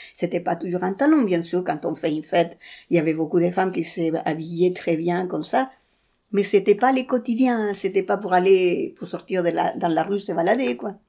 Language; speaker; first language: French; non-native, fluent; Spanish